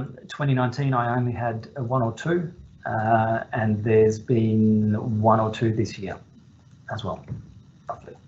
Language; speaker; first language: English; native; English